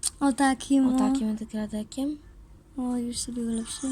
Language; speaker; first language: Polish; native; Polish